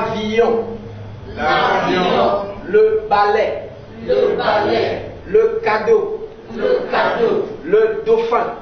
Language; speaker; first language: French; non-native, fluent; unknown